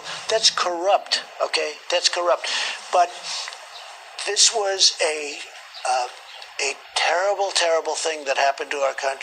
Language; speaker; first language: English; native; English